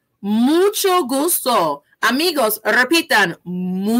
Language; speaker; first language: Spanish; early bilingual, heritage; Spanish